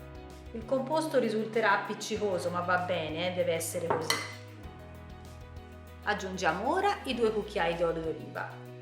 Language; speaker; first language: Italian; native; Italian